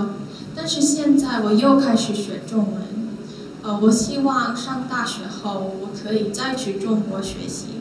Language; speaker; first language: Chinese; non-native, learner; Korean